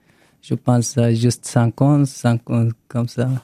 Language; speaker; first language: French; non-native, learner; Arabic